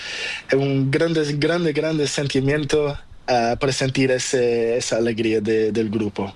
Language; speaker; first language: Spanish; non-native, learner; Portuguese